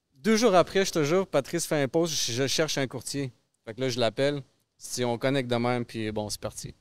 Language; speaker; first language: French; early bilingual, other home language; Russian